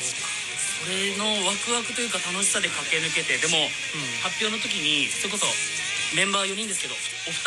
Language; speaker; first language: Japanese; native; Japanese